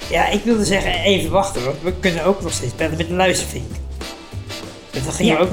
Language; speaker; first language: Dutch; native; Dutch